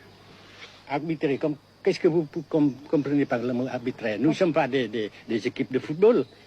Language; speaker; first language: French; non-native, fluent; Vietnamese